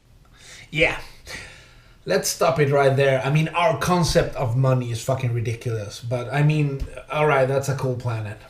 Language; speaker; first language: English; native; English